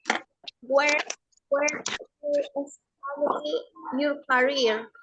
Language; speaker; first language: English; non-native, learner; Spanish